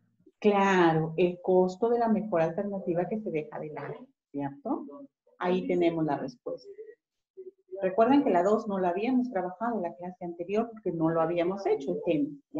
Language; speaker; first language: Spanish; native; Spanish